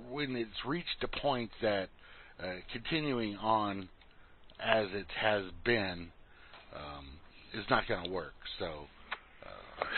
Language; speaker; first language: English; native; English